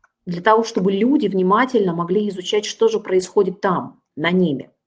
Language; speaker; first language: Russian; native; Russian